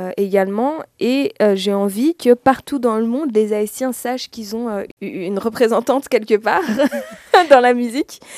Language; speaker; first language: French; native; French